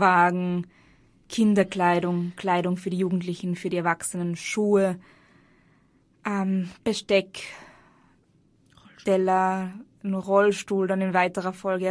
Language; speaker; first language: German; native; German